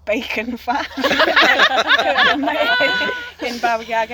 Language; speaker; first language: English; native; English